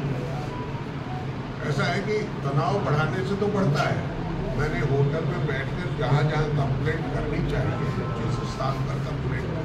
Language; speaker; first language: Hindi; non-native, local second language; Bangla